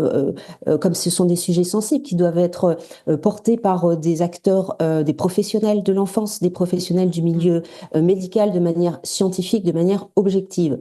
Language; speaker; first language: French; native; French